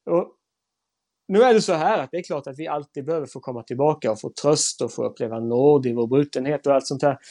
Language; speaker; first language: Swedish; native; Swedish